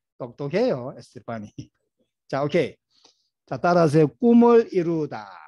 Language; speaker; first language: Korean; native; Korean